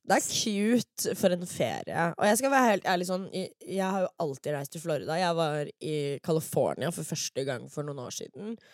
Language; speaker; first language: Norwegian; early bilingual, other home language; English